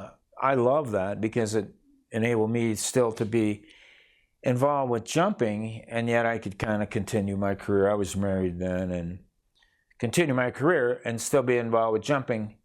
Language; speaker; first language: English; native; English